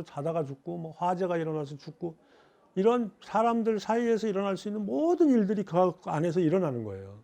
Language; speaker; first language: Korean; native; Korean